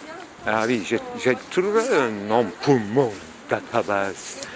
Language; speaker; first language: French; non-native, fluent; Turkish